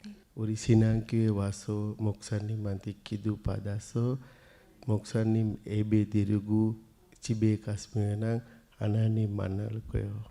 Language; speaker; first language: Korean; non-native, learner; Sinhala